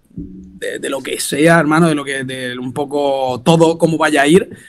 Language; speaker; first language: Spanish; native; Spanish